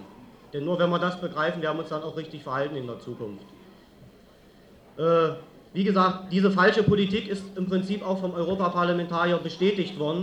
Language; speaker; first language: German; native; German